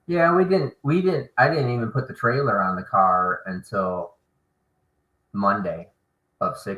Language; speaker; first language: English; native; English